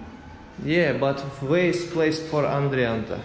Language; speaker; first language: English; non-native, learner; Russian